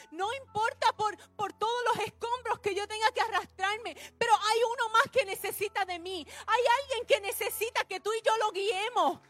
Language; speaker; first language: Spanish; early bilingual, heritage; Spanish